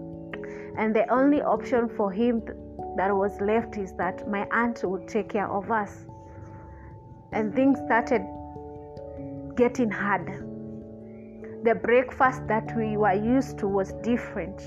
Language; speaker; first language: English; non-native, local second language; Kikuyu